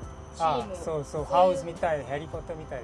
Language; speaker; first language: Japanese; non-native, learner; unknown